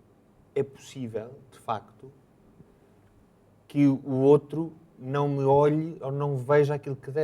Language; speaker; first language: Portuguese; native; Portuguese